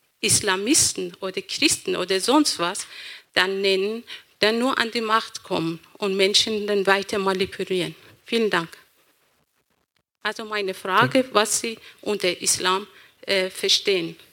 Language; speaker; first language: German; non-native, fluent; Persian